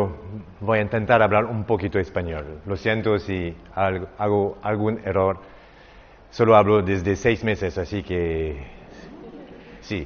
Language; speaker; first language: Spanish; non-native, learner; French